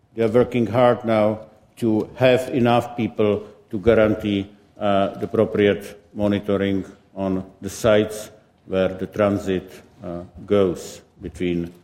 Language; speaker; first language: English; non-native, fluent; Czech